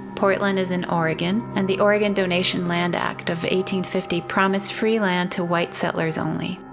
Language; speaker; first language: English; non-native, fluent; Portuguese